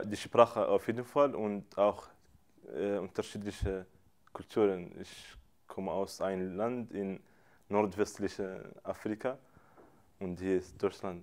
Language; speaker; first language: German; non-native, fluent; Arabic